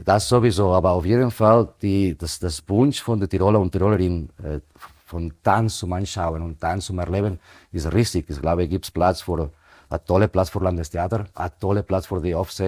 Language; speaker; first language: German; non-native, fluent; Spanish